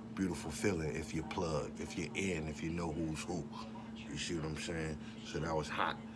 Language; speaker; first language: English; native; English